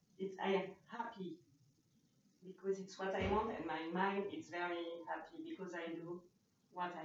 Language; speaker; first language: English; non-native, learner; French